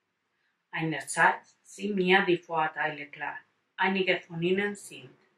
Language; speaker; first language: German; non-native, learner; Spanish